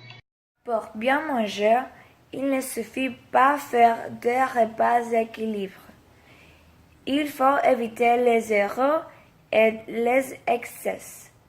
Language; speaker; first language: French; non-native, learner; Spanish